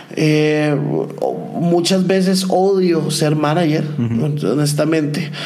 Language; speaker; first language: Spanish; native; Spanish